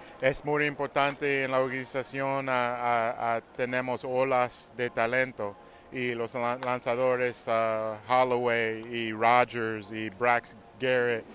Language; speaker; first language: Spanish; non-native, learner; English